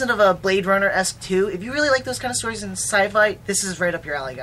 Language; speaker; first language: English; native; English